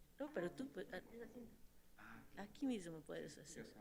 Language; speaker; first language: Spanish; non-native, fluent; Japanese